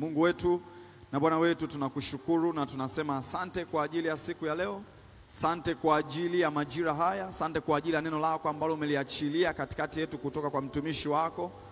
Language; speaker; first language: Swahili; native; Swahili